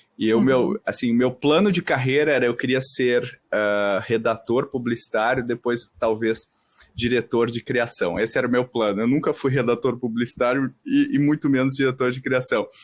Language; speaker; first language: Portuguese; native; Portuguese